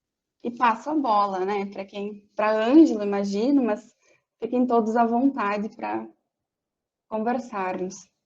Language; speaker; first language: Portuguese; native; Portuguese